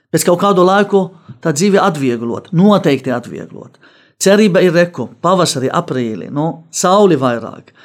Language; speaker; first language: Latvian; non-native, fluent; Arabic